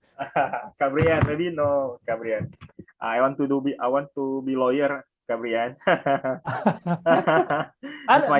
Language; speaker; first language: English; non-native, learner; Indonesian